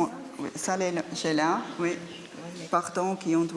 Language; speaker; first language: French; non-native, learner; German